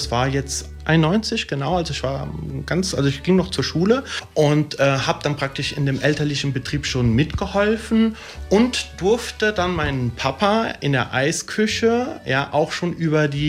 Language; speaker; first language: German; early bilingual, other home language; Italian